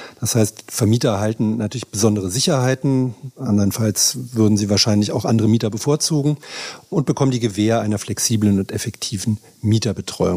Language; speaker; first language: German; native; German